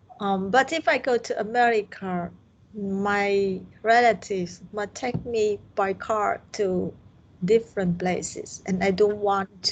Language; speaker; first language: English; non-native, learner; Vietnamese